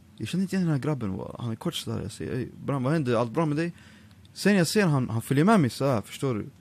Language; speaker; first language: Swedish; early bilingual, other home language; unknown